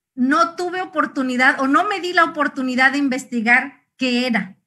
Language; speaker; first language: Spanish; native; Spanish